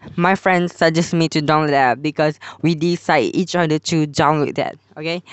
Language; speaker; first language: English; non-native, local second language; Malay